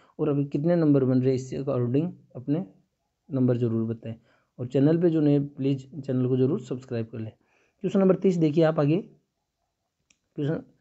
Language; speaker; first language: Hindi; native; Hindi